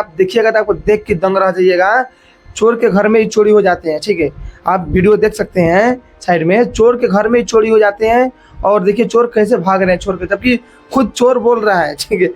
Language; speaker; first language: Hindi; native; Hindi